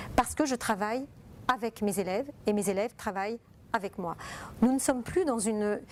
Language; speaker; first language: French; non-native, fluent; Italian